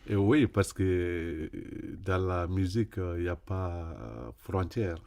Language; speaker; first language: French; non-native, local second language; Bambara